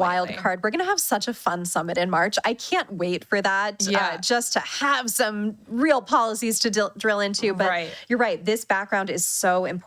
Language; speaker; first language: English; native; English